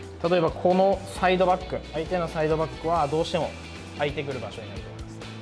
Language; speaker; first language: Japanese; native; Japanese